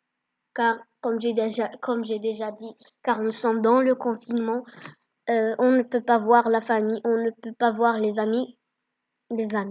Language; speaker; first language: French; non-native, learner; Arabic